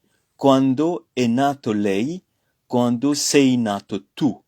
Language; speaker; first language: Italian; non-native, fluent; French